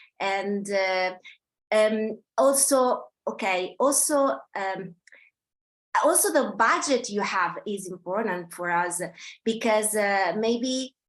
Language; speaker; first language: English; non-native, fluent; Italian